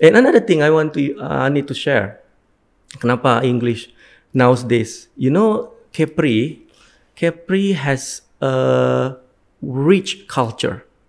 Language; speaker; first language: English; non-native, fluent; Indonesian